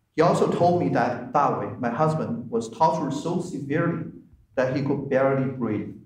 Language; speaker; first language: English; non-native, fluent; Chinese